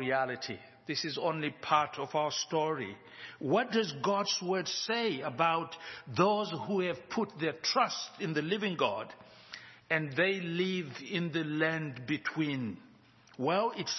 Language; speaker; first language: English; non-native, local second language; Shona